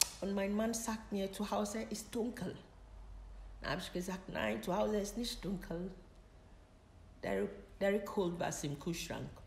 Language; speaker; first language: German; non-native, learner; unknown